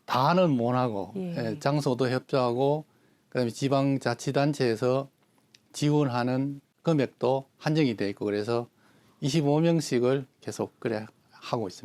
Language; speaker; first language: Korean; native; Korean